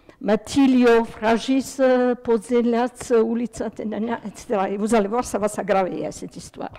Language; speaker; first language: French; early bilingual, other home language; Croatian